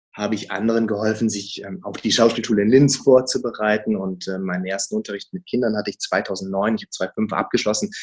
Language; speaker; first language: German; native; German